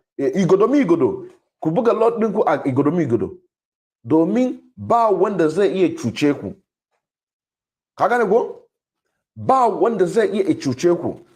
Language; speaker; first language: Hausa; non-native, local second language; Igbo